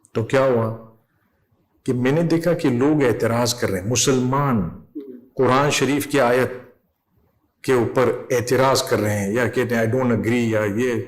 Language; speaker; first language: Urdu; non-native, fluent; English